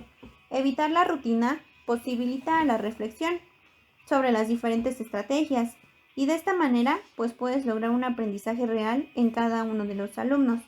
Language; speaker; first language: Spanish; native; Spanish